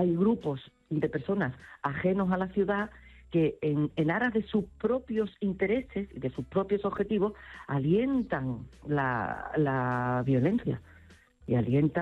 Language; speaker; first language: Spanish; native; Spanish